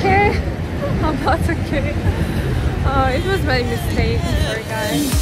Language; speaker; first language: English; non-native, learner; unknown